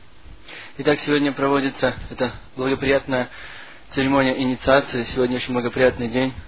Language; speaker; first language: Russian; native; Russian